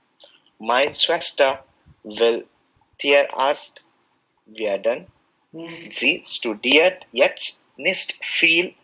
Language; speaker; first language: German; non-native, learner; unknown